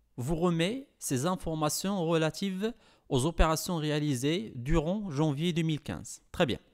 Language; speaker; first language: French; non-native, local second language; Arabic